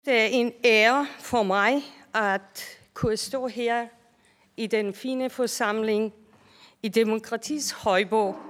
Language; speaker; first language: Danish; non-native, fluent; Persian